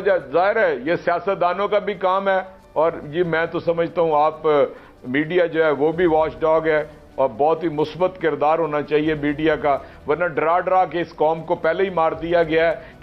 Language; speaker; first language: Urdu; native; Urdu